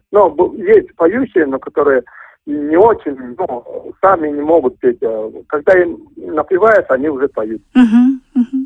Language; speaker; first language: Russian; native; Russian